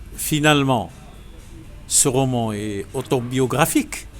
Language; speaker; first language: French; non-native, local second language; Arabic